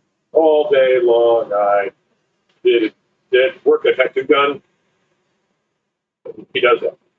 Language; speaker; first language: English; native; English